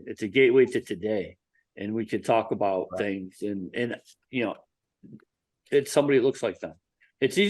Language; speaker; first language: English; native; English